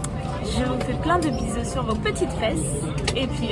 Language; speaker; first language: French; native; French